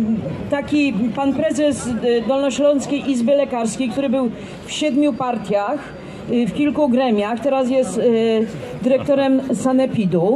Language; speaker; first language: Polish; native; Polish